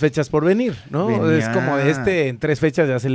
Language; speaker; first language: Spanish; native; Spanish